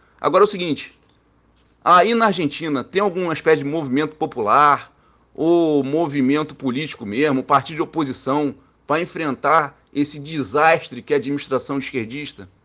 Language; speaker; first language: Portuguese; native; Portuguese